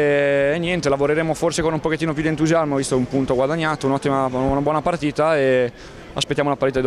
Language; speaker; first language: Italian; native; Italian